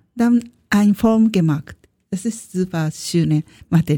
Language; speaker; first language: German; non-native, learner; Japanese